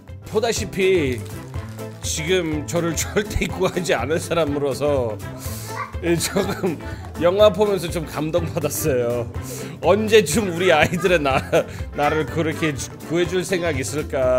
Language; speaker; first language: Korean; non-native, fluent; English